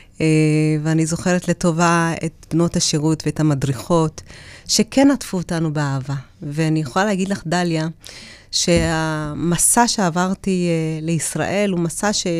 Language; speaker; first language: Hebrew; early bilingual, other home language; Amharic